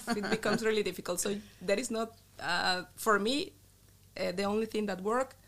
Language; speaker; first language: English; non-native, fluent; Spanish